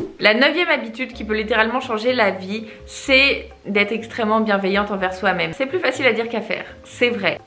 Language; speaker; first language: French; native; French